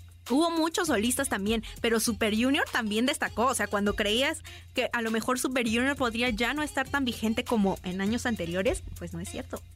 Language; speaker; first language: Spanish; native; Spanish